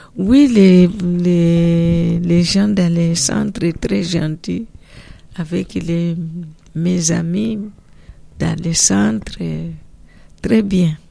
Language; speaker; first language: French; non-native, learner; Portuguese